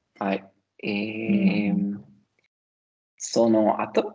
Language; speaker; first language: Japanese; non-native, learner; Italian